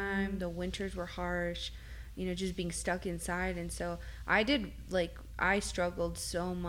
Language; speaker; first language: English; early bilingual, other home language; Spanish